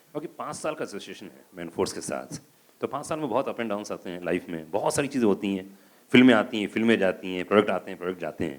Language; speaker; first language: Hindi; native; Hindi